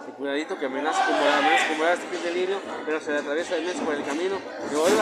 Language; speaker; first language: Spanish; native; Spanish